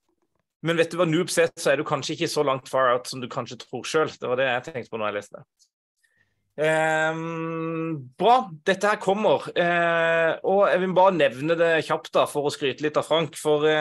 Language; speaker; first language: Norwegian; native; Norwegian